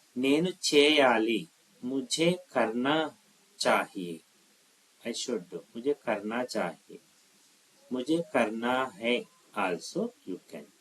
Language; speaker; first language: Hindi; non-native, local second language; Telugu